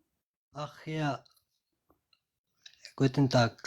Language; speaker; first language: German; non-native, learner; Pashto